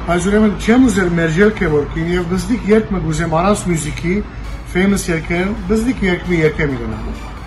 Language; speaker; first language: Armenian; early bilingual, heritage; Armenian